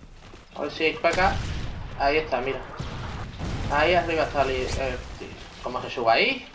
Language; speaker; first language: Spanish; native; Spanish